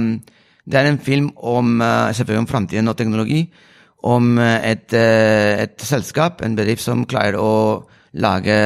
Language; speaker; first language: Norwegian; non-native, fluent; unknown